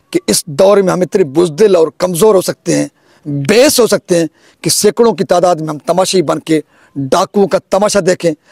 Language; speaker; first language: Urdu; non-native, local second language; Sindhi